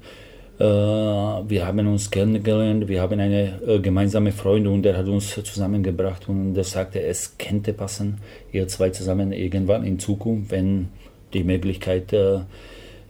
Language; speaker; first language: German; non-native, fluent; Slovak